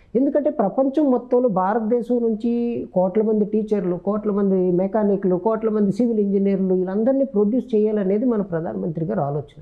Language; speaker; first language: Telugu; native; Telugu